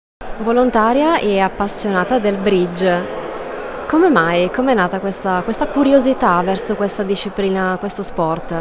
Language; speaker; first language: Italian; native; Italian